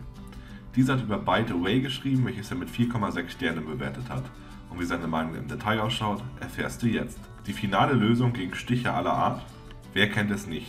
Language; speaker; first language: German; native; German